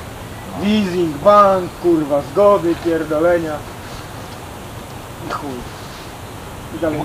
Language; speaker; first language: Polish; native; Polish